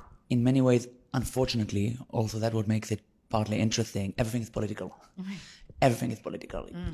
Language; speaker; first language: English; non-native, fluent; Hebrew